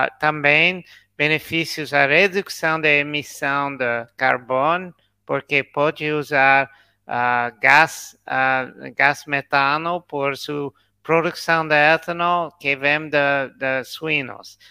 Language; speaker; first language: Portuguese; non-native, learner; English